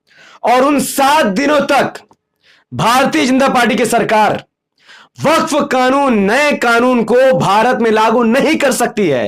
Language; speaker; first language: Hindi; native; Hindi